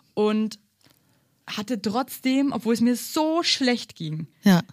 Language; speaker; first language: German; early bilingual, other home language; Kinyarwanda